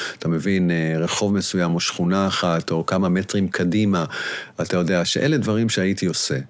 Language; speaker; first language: Hebrew; native; Hebrew